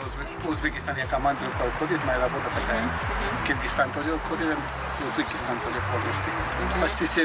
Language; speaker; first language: Russian; non-native, learner; Hindi